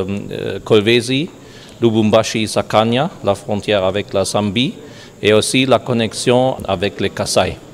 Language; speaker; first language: French; non-native, learner; German